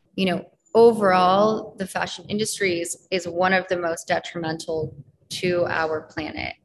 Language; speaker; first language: English; native; English